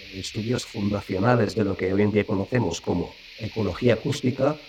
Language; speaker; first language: Spanish; non-native, fluent; Bulgarian